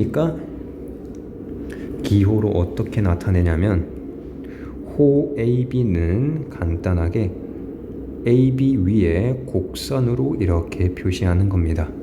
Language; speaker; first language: Korean; native; Korean